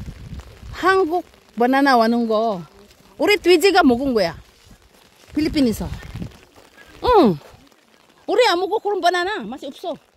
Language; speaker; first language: Korean; non-native, learner; Filipino